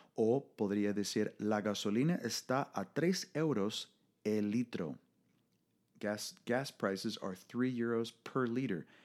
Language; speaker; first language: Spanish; non-native, fluent; English